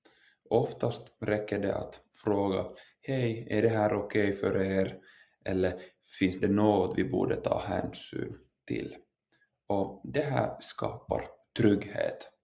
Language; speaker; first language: Swedish; non-native, local second language; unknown